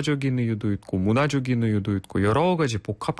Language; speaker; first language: Korean; non-native, fluent; Russian